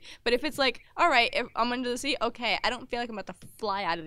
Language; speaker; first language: English; native; English